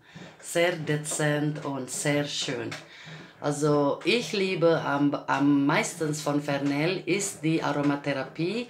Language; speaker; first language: German; non-native, learner; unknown